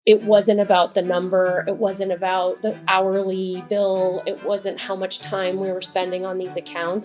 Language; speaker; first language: English; native; English